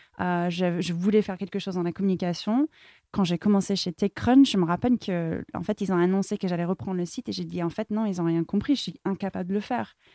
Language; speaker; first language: French; non-native, fluent; English